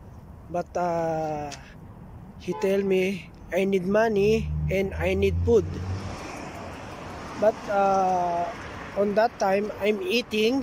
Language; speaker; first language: English; non-native, local second language; Filipino